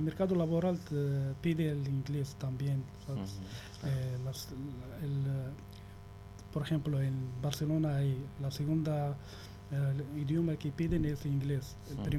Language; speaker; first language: Spanish; non-native, learner; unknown